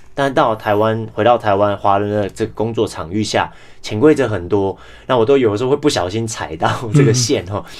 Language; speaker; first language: Chinese; non-native, local second language; English